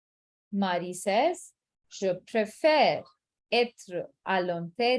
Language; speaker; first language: French; non-native, fluent; Hindi